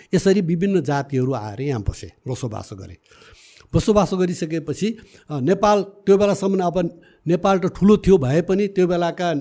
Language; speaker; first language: Nepali; native; Nepali